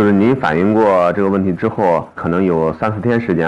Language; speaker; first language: Chinese; native; Chinese